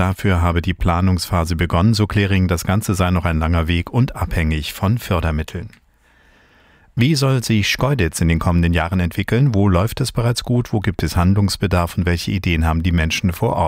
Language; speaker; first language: German; native; German